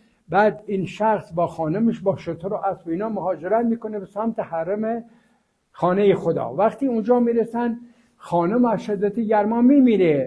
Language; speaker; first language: Persian; native; Persian